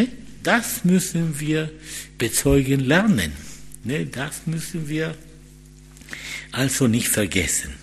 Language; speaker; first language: German; non-native, fluent; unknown